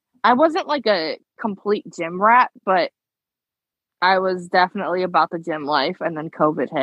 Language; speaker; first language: English; early bilingual, other home language; Spanish